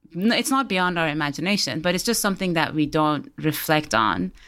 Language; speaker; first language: English; early bilingual, other home language; Persian